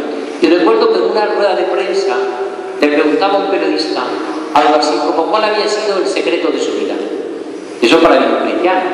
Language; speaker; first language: Spanish; native; Spanish